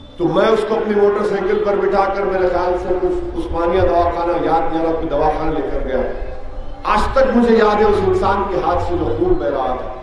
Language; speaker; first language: Urdu; native; Urdu